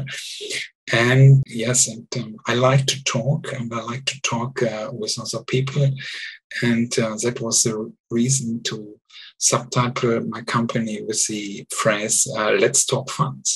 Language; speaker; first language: English; non-native, learner; German